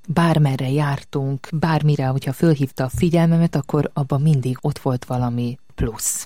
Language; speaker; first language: Hungarian; native; Hungarian